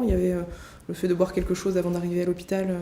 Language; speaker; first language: French; native; French